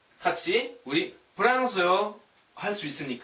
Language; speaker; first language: Korean; non-native, fluent; French